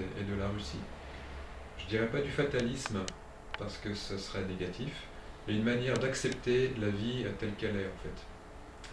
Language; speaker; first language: French; native; French